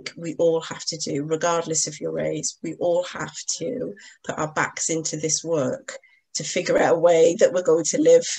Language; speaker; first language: English; native; English